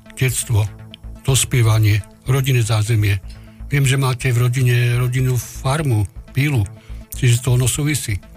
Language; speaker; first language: Slovak; native; Slovak